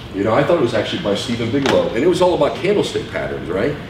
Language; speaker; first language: English; native; English